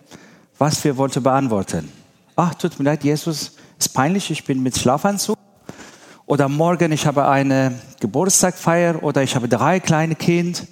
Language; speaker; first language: German; non-native, learner; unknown